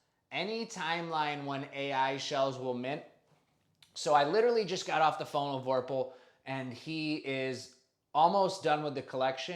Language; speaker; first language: English; native; English